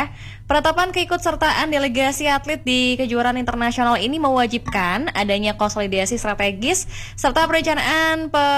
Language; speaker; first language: Indonesian; native; Indonesian